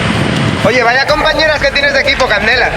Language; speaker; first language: Spanish; native; Spanish